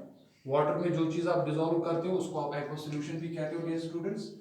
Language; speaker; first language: Hindi; non-native, local second language; Kashmiri